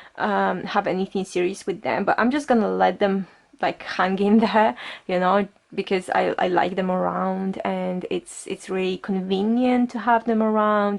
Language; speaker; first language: English; non-native, fluent; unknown